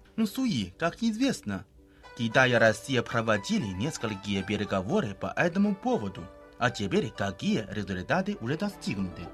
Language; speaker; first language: Russian; non-native, fluent; Chinese